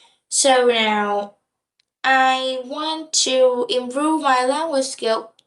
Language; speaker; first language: English; non-native, learner; Vietnamese